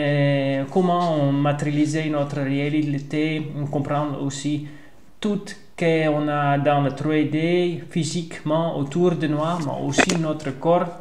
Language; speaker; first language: French; non-native, learner; Dutch